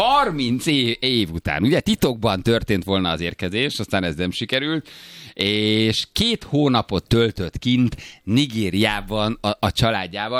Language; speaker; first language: Hungarian; native; Hungarian